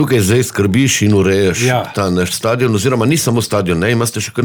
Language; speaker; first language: Slovenian; native; Slovenian